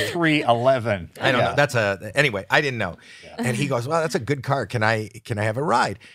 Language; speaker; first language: English; native; English